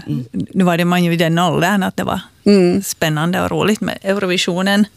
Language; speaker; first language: Swedish; native; Swedish